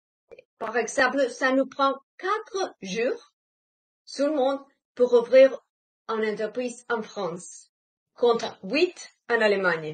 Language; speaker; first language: French; non-native, fluent; Spanish